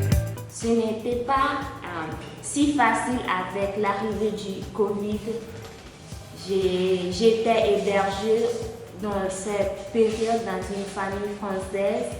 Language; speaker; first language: French; non-native, fluent; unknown